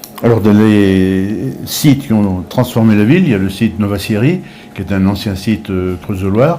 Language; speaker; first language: French; native; French